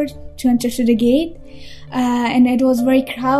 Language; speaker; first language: English; non-native, fluent; Persian